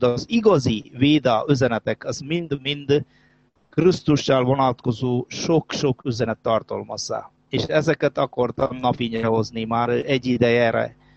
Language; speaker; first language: Hungarian; non-native, fluent; Malayalam